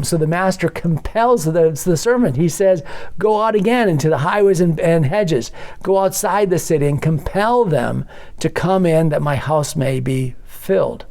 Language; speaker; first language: English; native; English